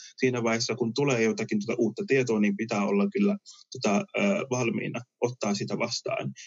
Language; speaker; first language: Finnish; early bilingual, other home language; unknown